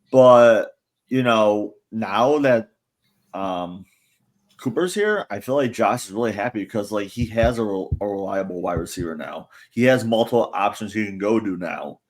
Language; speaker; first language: English; native; English